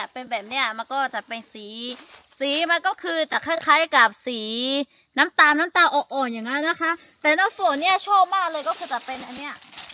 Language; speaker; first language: Thai; non-native, local second language; Lahu